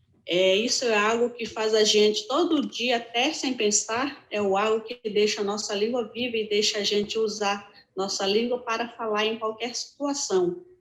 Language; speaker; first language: Portuguese; non-native, local second language; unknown